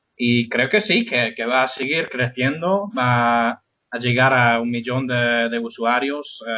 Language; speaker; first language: Spanish; non-native, fluent; English